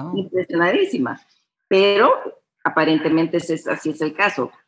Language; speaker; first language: Spanish; early bilingual, heritage; Spanish